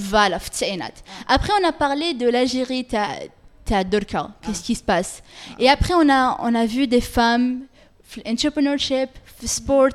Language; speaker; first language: French; non-native, local second language; Arabic